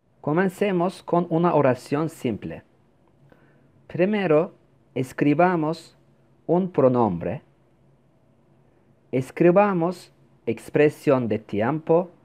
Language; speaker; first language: Spanish; non-native, fluent; Turkish